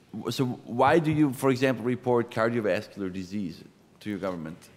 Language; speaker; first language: English; non-native, fluent; German